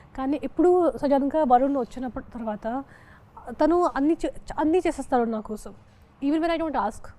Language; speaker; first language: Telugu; non-native, local second language; Hindi